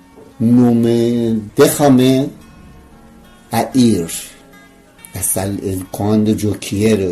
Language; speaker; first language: Spanish; non-native, learner; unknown